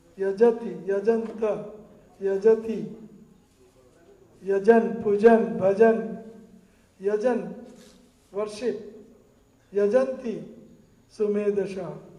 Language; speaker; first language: Hindi; non-native, learner; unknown